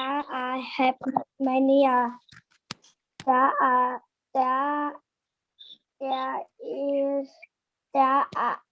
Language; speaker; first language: English; non-native, learner; Vietnamese